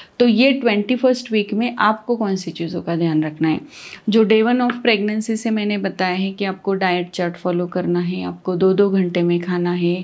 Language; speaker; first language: Hindi; non-native, local second language; Marathi